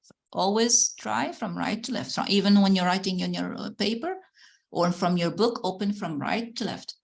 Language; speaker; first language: English; non-native, fluent; Arabic